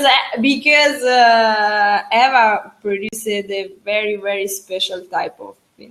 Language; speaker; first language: English; non-native, learner; Italian